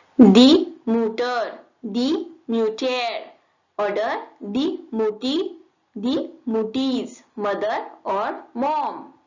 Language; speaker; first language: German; non-native, learner; Hindi